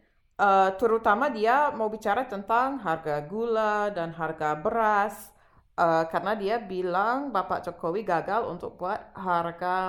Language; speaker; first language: Indonesian; non-native, fluent; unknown